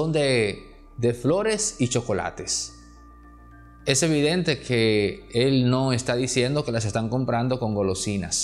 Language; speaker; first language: Spanish; native; Spanish